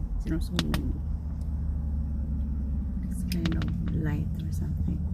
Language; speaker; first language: English; non-native, local second language; Filipino